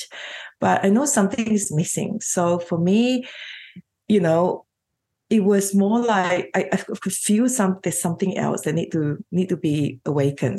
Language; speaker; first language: English; non-native, local second language; Cantonese